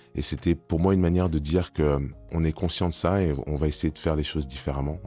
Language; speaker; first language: French; native; French